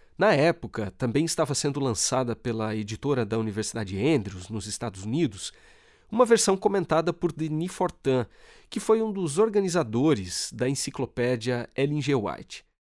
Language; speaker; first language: Portuguese; native; Portuguese